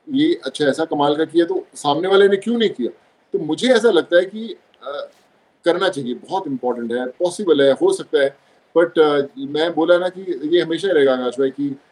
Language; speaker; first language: Hindi; non-native, local second language; Punjabi